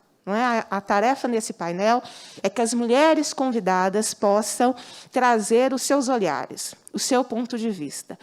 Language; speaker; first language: Portuguese; native; Portuguese